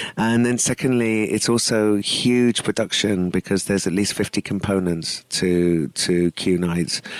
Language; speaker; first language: English; native; English